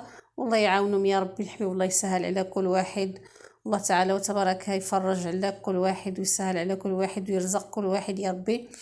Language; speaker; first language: Arabic; native; Arabic